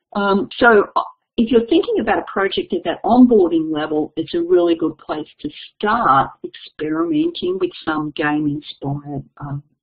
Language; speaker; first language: English; native; English